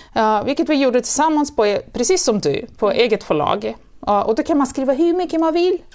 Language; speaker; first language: Swedish; non-native, fluent; Russian